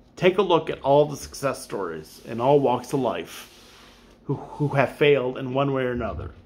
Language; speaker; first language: English; native; English